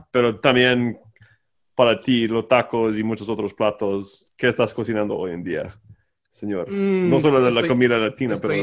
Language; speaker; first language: Spanish; non-native, fluent; English